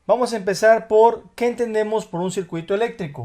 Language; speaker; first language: Spanish; native; Spanish